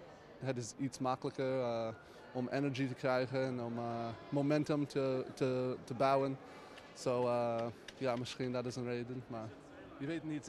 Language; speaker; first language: Dutch; non-native, learner; English